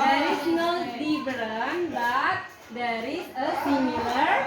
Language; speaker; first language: English; non-native, learner; Indonesian